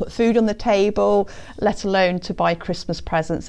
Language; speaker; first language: English; native; English